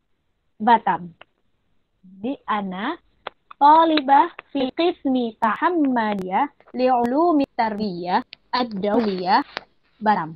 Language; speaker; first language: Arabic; non-native, learner; Indonesian